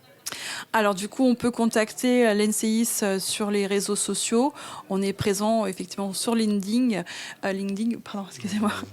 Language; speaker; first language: French; native; French